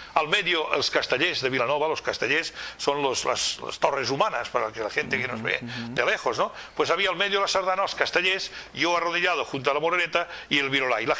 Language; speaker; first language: Spanish; non-native, local second language; Catalan